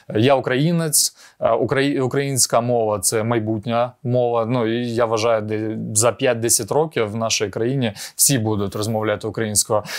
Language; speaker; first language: Ukrainian; non-native, local second language; Russian